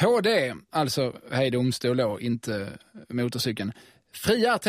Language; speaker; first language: Swedish; native; Swedish